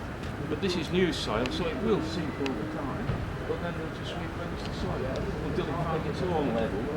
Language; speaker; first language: English; native; English